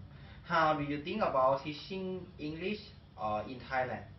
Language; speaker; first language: English; non-native, learner; Thai